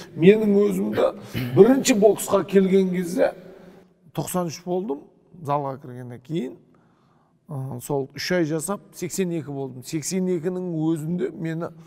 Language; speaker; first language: Kazakh; native; Kazakh